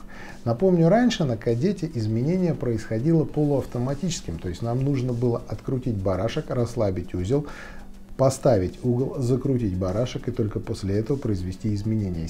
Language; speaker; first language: Russian; native; Russian